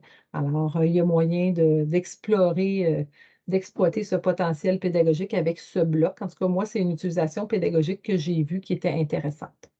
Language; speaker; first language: French; native; French